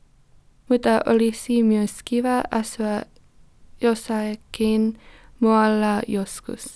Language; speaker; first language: Finnish; non-native, learner; English